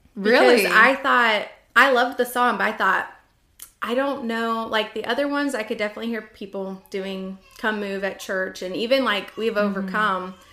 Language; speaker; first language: English; native; English